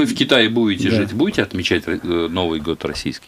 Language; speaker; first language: Russian; native; Russian